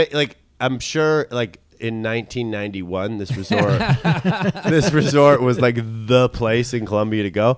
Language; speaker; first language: English; native; English